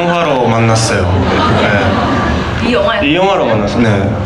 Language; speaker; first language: Korean; non-native, learner; Japanese